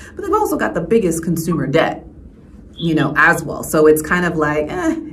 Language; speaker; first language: English; native; English